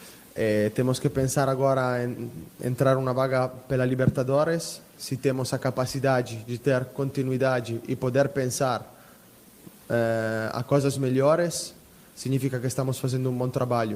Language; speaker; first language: Portuguese; non-native, fluent; Italian